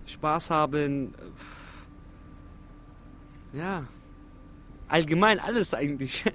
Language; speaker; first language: German; non-native, local second language; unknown